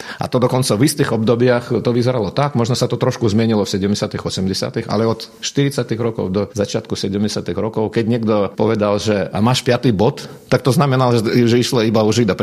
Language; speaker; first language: Slovak; non-native, fluent; Russian